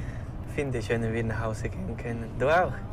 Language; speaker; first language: German; non-native, learner; Spanish